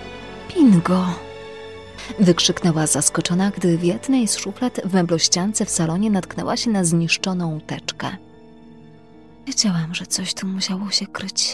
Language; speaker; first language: Polish; native; Polish